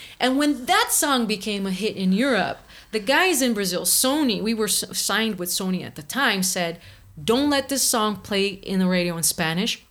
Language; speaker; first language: English; non-native, fluent; Portuguese